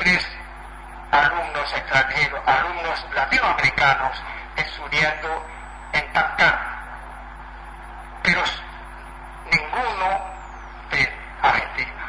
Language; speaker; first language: Spanish; non-native, fluent; Chinese